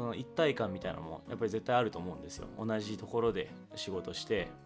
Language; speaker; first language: Japanese; early bilingual, heritage; English